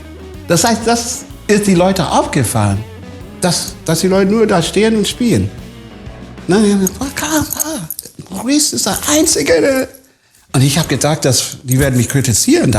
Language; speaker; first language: German; non-native, fluent; English